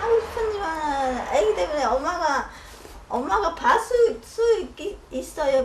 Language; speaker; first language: Korean; non-native, learner; Khmer